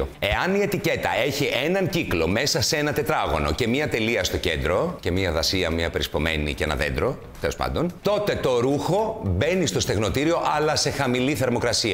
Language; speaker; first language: Greek; native; Greek